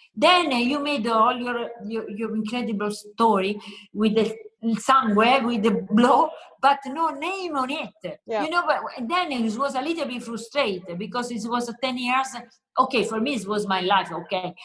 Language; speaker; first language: English; non-native, learner; Italian